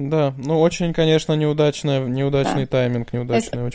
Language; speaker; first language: Russian; native; Russian